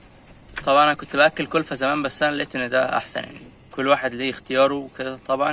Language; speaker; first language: Arabic; native; Arabic